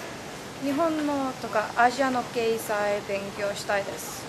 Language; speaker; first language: Japanese; non-native, learner; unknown